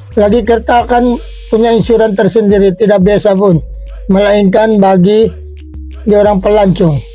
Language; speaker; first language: Malay; non-native, fluent; Filipino